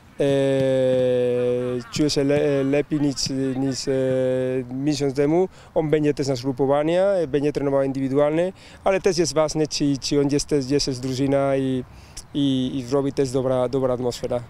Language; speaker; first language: Polish; non-native, learner; Spanish